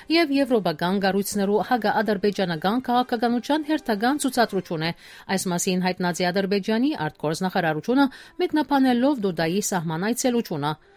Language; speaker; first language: Armenian; early bilingual, heritage; Armenian